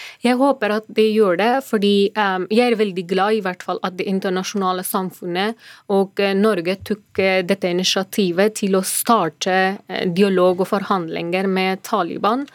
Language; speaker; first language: Norwegian; non-native, fluent; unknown